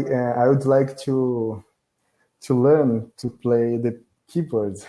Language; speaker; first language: English; non-native, learner; Portuguese